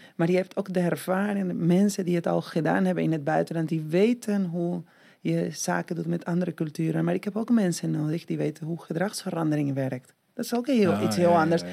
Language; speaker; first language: Dutch; non-native, fluent; Spanish